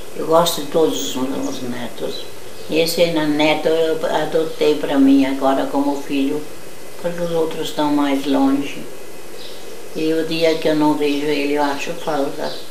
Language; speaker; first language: Portuguese; early bilingual, other home language; German